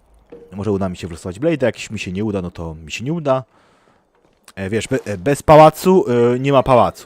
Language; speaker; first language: Polish; native; Polish